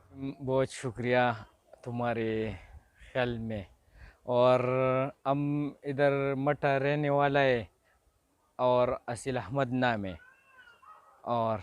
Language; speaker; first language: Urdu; non-native, local second language; Pashto